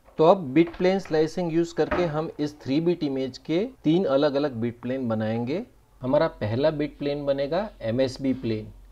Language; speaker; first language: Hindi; non-native, local second language; Gujarati